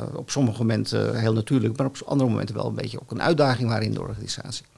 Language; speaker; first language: Dutch; native; Dutch